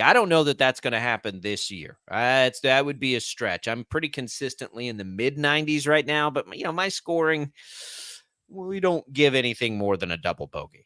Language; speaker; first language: English; native; English